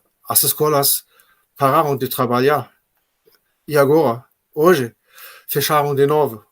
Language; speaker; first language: Portuguese; non-native, fluent; German